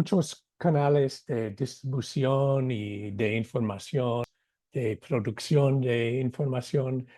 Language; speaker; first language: Spanish; non-native, fluent; English